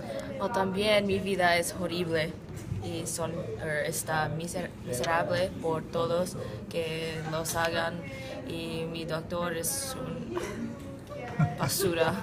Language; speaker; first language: Spanish; non-native, learner; English